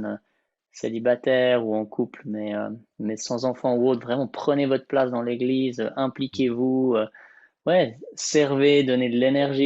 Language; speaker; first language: French; native; French